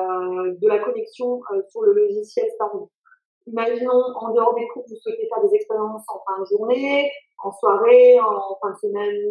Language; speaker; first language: French; native; French